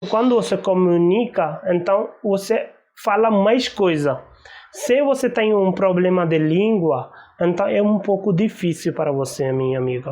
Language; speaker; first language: Portuguese; non-native, learner; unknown